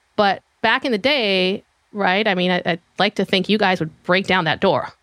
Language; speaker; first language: English; non-native, fluent; Hebrew